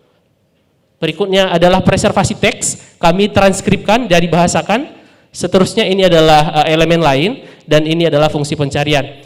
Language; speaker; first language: Indonesian; non-native, local second language; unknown